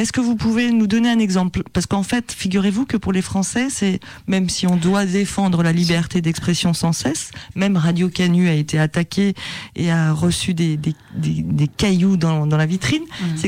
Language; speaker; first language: French; native; French